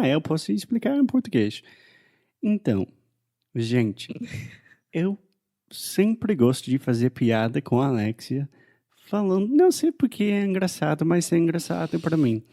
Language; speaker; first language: Portuguese; non-native, fluent; English